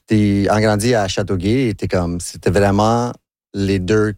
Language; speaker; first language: French; non-native, local second language; English